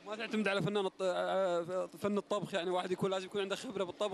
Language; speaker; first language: Arabic; native; Arabic